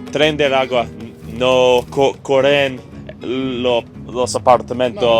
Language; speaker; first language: Spanish; non-native, learner; English